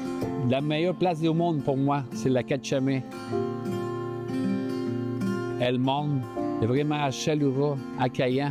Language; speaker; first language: French; non-native, fluent; Spanish